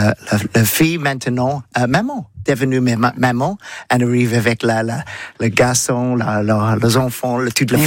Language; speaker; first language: French; non-native, learner; English